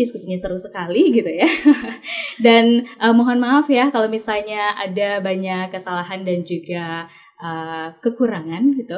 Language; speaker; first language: Indonesian; native; Indonesian